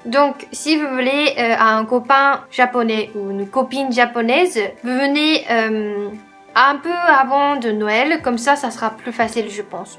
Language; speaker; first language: French; non-native, fluent; Japanese